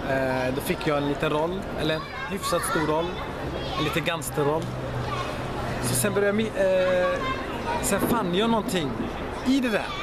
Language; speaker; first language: Swedish; early bilingual, other home language; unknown